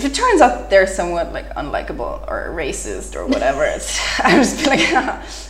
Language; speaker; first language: English; native; English